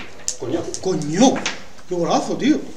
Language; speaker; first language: Spanish; native; Spanish